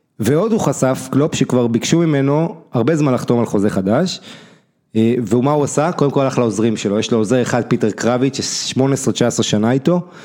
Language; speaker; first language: Hebrew; native; Hebrew